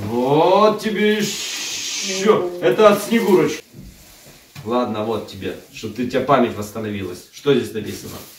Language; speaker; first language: Russian; native; Russian